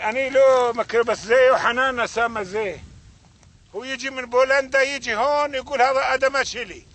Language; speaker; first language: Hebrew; non-native, learner; Arabic